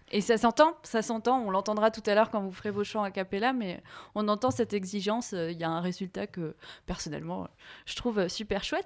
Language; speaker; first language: French; native; French